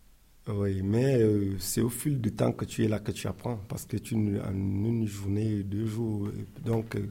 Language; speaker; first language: French; non-native, learner; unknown